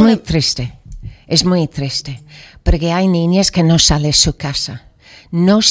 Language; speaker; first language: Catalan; non-native, learner; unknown